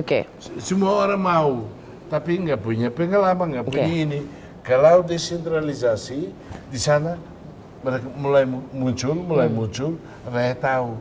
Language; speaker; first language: Indonesian; non-native, fluent; Tetum